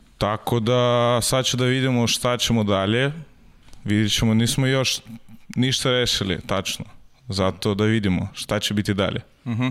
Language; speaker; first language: Serbian; non-native, learner; Russian